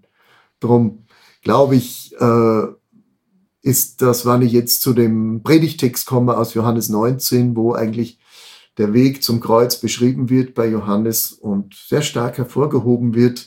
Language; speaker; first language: German; native; German